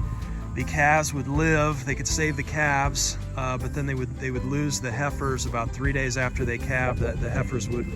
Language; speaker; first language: English; native; English